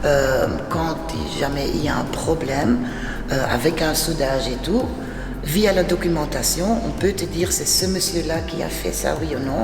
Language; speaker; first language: French; non-native, fluent; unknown